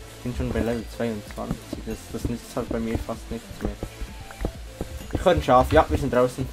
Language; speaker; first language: German; native; German